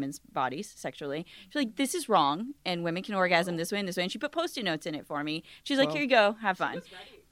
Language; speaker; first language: English; native; English